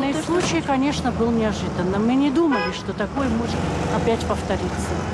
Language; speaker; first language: Russian; native; Russian